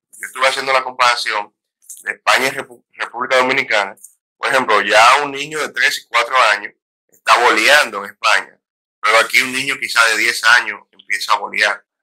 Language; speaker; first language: Spanish; native; Spanish